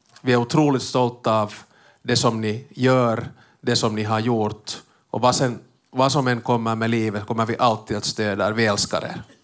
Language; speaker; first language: Swedish; early bilingual, heritage; Swedish